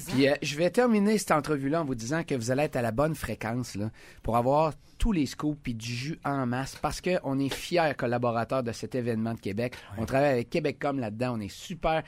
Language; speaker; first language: French; native; French